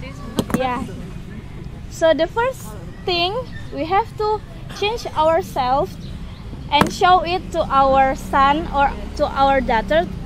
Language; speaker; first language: English; non-native, learner; Indonesian